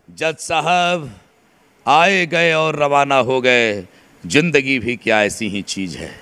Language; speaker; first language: Hindi; native; Hindi